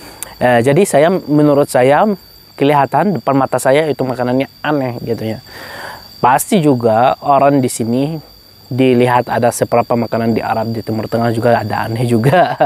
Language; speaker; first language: Indonesian; non-native, fluent; Arabic